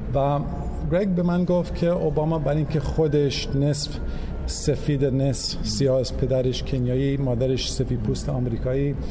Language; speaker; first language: Persian; early bilingual, heritage; English